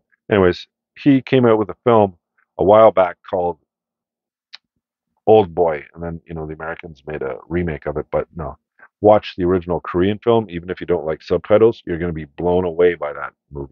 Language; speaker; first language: English; native; English